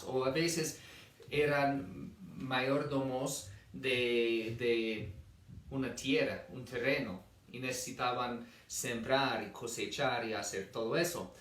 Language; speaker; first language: Spanish; non-native, fluent; English